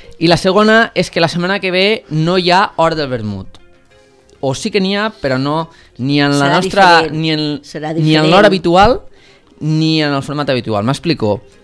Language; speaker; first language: Catalan; native; Catalan